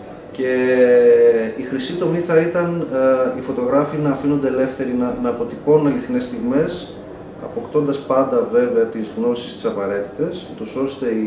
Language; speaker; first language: Greek; native; Greek